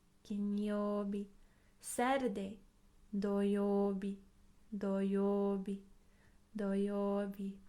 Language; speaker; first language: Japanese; non-native, fluent; English